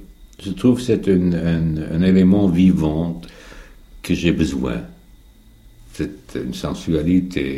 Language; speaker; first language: French; non-native, fluent; German